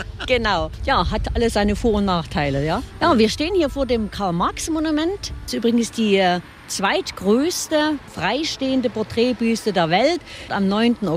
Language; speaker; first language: German; native; German